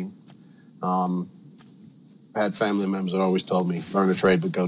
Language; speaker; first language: English; native; English